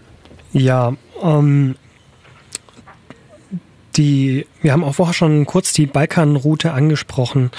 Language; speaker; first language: German; native; German